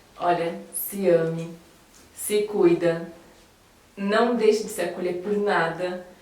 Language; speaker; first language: Portuguese; native; Portuguese